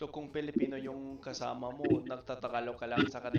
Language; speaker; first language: Filipino; non-native, fluent; English